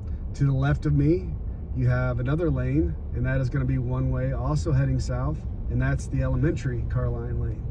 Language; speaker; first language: English; native; English